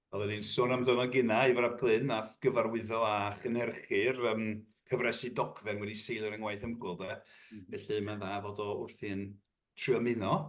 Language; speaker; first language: Welsh; non-native, fluent; English